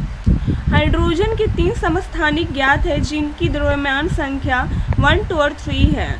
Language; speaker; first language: Hindi; native; Hindi